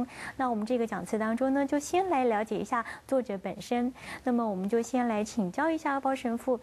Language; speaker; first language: Chinese; native; Chinese